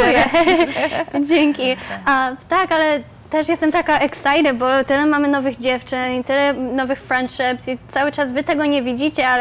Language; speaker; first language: Polish; early bilingual, other home language; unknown